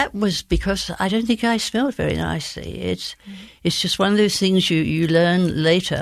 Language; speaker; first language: English; native; English